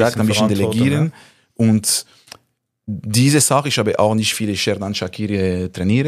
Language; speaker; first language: German; non-native, local second language; French